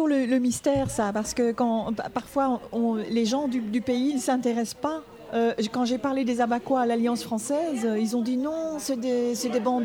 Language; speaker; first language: French; native; French